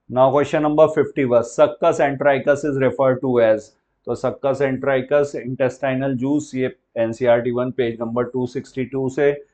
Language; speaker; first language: Hindi; native; Hindi